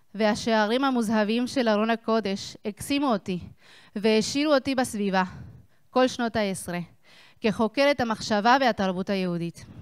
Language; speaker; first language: Hebrew; non-native, fluent; Spanish